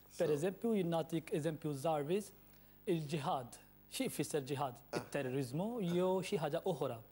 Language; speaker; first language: Maltese; non-native, fluent; Urdu